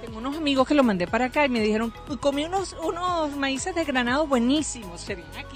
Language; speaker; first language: Spanish; native; Spanish